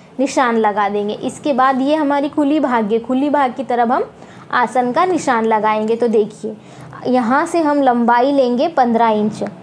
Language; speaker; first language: Hindi; native; Hindi